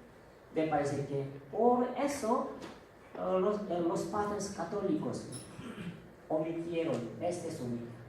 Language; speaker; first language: Spanish; non-native, fluent; Korean